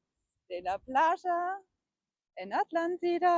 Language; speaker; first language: Spanish; non-native, learner; German